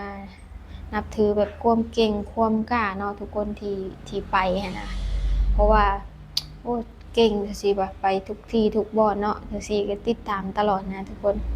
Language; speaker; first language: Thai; non-native, local second language; Lao